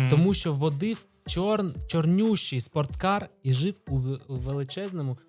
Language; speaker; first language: Ukrainian; non-native, local second language; Russian